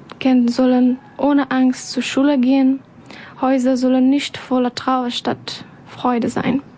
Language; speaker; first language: German; non-native, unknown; Persian